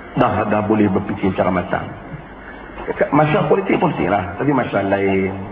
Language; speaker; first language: Malay; native; Malay